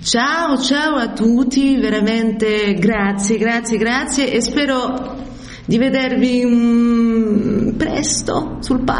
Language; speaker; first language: Italian; early bilingual, heritage; French